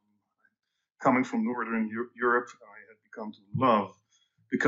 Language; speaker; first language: English; non-native, fluent; Dutch